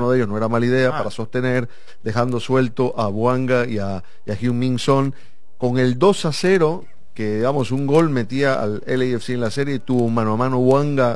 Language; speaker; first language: Spanish; native; Spanish